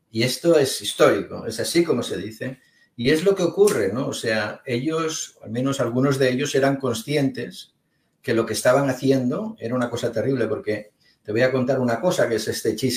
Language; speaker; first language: Spanish; native; Spanish